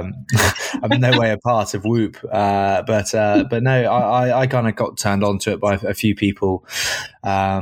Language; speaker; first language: English; native; English